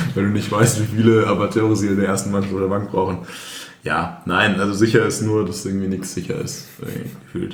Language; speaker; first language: German; native; German